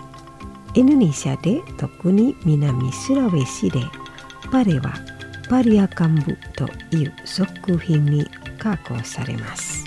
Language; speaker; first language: Japanese; non-native, fluent; Indonesian